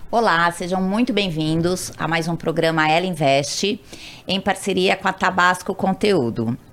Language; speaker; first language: Portuguese; native; Portuguese